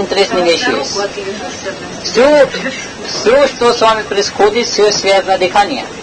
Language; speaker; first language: Russian; non-native, learner; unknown